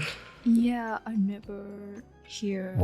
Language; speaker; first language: English; non-native, learner; Japanese